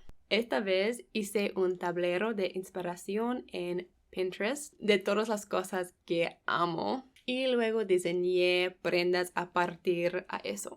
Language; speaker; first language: Spanish; non-native, fluent; English